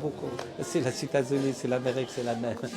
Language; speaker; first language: French; non-native, learner; Arabic